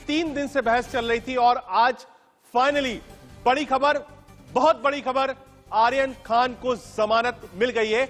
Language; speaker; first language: Hindi; native; Hindi